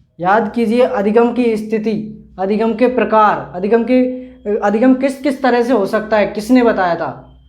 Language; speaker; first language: Hindi; native; Hindi